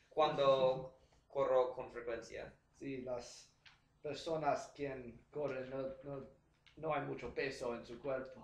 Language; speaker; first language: Spanish; non-native, learner; English